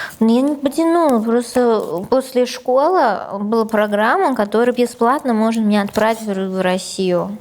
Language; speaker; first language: Russian; non-native, fluent; Chinese